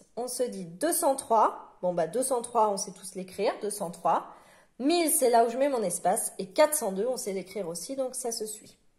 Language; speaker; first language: French; native; French